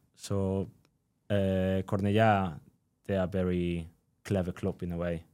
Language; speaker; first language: English; non-native, fluent; Spanish